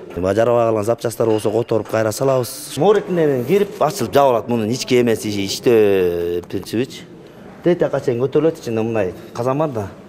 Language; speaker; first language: Kyrgyz; native; Kyrgyz